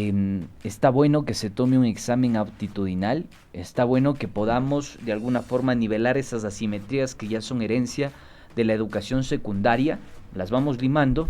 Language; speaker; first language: Spanish; native; Spanish